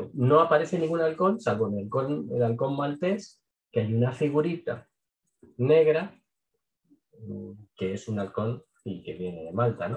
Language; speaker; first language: Spanish; native; Spanish